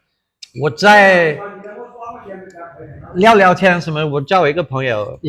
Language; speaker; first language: Chinese; non-native, fluent; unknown